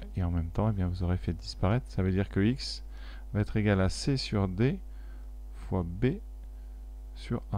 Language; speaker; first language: French; native; French